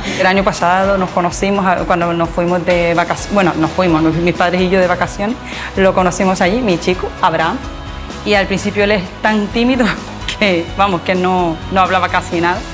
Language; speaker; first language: Spanish; early bilingual, other home language; Korean